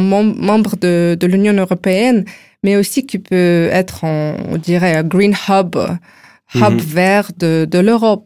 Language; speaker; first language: French; non-native, fluent; Ukrainian